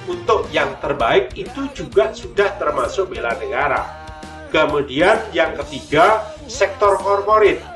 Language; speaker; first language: Indonesian; native; Indonesian